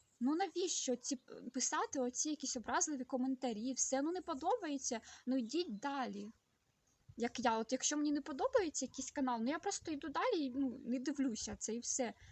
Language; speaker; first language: Ukrainian; native; Ukrainian